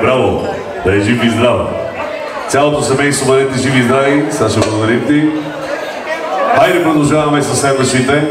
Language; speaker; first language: Bulgarian; non-native, local second language; Turkish